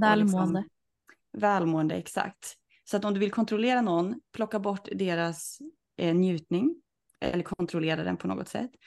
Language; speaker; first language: Swedish; native; Swedish